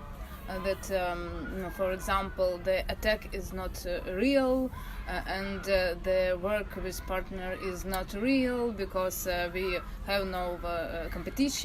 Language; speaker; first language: English; non-native, learner; Russian